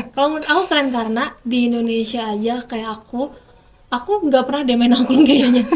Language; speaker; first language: Indonesian; native; Indonesian